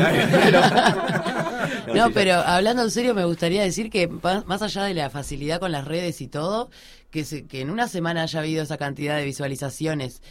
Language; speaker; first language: Spanish; native; Spanish